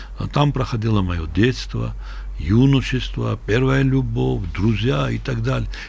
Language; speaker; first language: Russian; non-native, local second language; Georgian